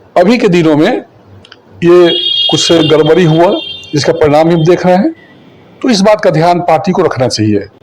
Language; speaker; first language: Hindi; native; Hindi